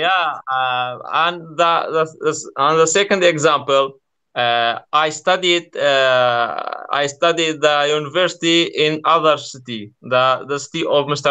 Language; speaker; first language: English; non-native, learner; Kurdish